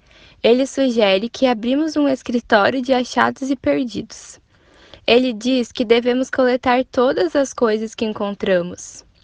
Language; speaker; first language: Portuguese; non-native, learner; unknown